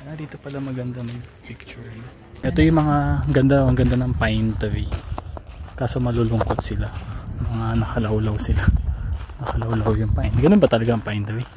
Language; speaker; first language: Filipino; native; Filipino